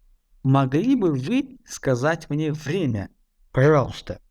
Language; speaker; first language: Russian; non-native, fluent; Tajik